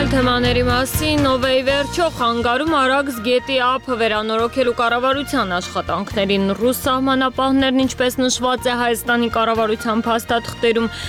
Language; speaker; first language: Armenian; native; Armenian